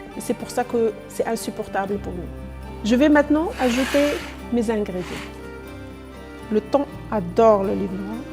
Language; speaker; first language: French; non-native, fluent; Spanish